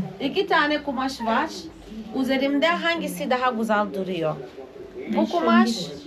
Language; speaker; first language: Turkish; non-native, fluent; Portuguese